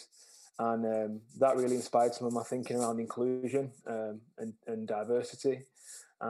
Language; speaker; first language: English; native; English